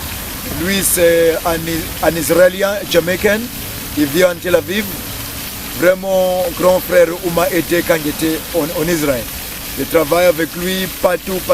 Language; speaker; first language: French; non-native, learner; English